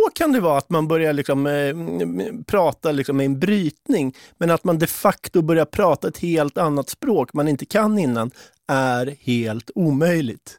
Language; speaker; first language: Swedish; native; Swedish